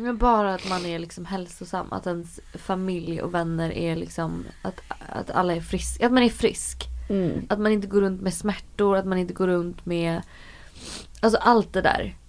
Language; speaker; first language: Swedish; native; Swedish